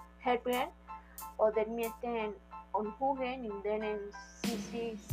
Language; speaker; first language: German; non-native, learner; Spanish